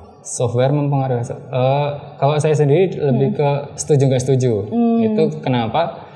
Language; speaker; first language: Indonesian; native; Indonesian